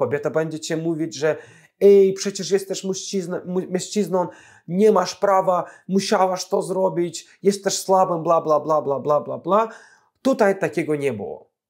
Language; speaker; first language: Polish; non-native, fluent; Azerbaijani